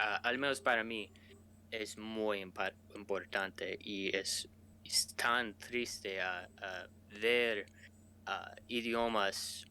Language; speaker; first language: Spanish; non-native, learner; English